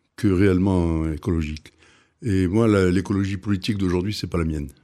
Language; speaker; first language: French; native; French